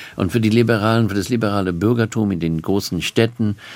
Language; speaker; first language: German; non-native, fluent; English